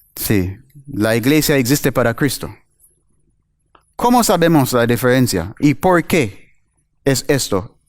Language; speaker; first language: Spanish; non-native, learner; English